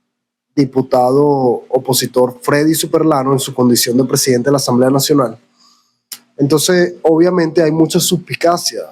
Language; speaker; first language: Spanish; native; Spanish